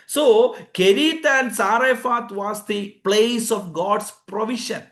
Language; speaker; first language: English; non-native, local second language; Malayalam